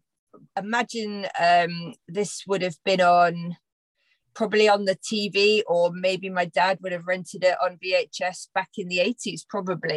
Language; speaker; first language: English; native; English